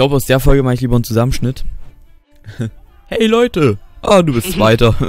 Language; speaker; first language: German; native; German